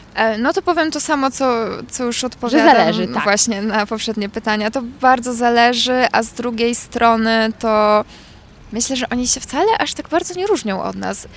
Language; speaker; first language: Polish; native; Polish